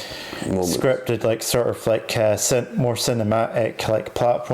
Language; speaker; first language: English; native; English